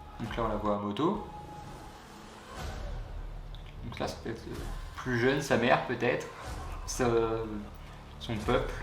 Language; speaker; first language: French; native; French